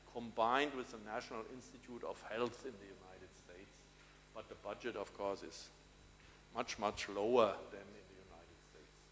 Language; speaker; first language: English; non-native, fluent; German